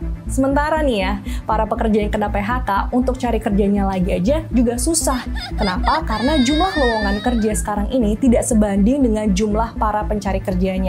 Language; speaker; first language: Indonesian; native; Indonesian